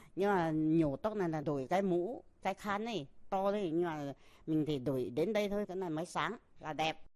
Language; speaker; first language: Vietnamese; non-native, local second language; Iu Mien